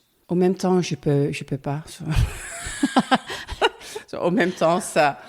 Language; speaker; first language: French; non-native, learner; Dutch